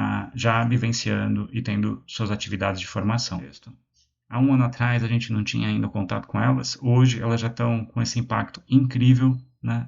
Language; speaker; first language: Portuguese; native; Portuguese